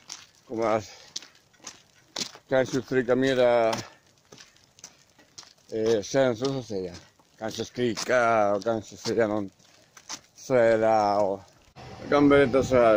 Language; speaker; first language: Swedish; non-native, learner; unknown